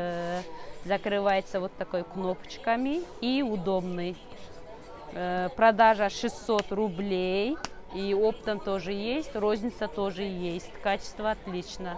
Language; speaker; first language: Russian; non-native, learner; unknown